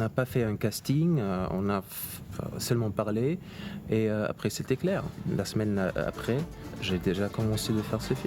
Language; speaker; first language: French; non-native, fluent; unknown